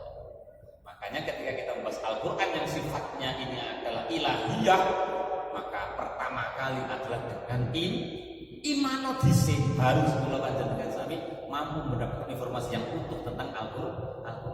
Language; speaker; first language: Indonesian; non-native, local second language; Javanese